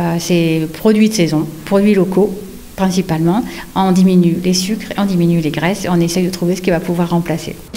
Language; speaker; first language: French; native; French